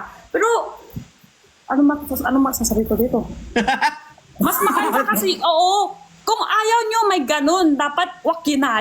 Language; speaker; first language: Filipino; non-native, learner; Chinese